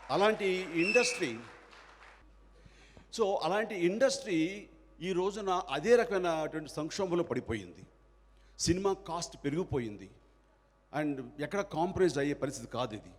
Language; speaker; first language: Telugu; native; Telugu